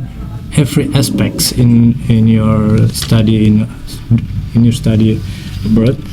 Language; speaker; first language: English; non-native, fluent; Indonesian